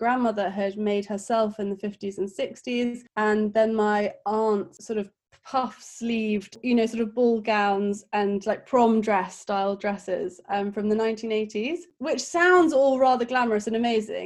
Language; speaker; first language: English; native; English